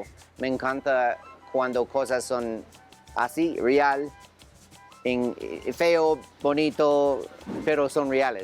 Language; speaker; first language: Spanish; non-native, learner; English